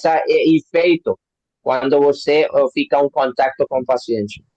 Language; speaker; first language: Portuguese; non-native, learner; Hindi